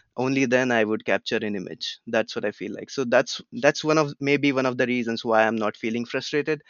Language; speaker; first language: English; non-native, local second language; Marathi